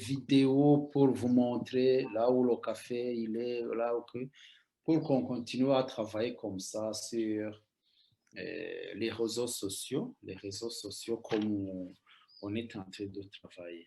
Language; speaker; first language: French; non-native, local second language; Rundi